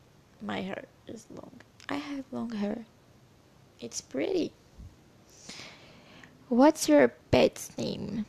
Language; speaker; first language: English; non-native, learner; Portuguese